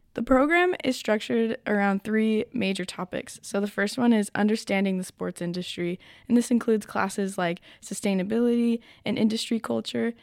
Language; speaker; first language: English; native; English